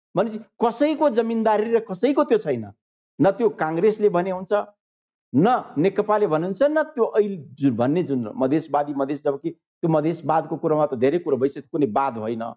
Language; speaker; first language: Nepali; non-native, local second language; Maithili